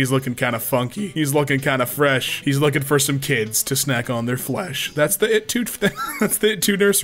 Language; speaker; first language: English; native; English